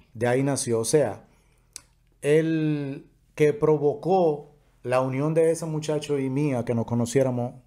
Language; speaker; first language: Spanish; native; Spanish